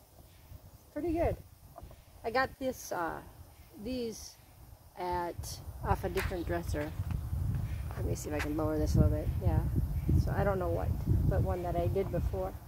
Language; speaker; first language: English; native; English